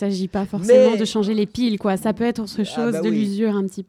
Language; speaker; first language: French; native; French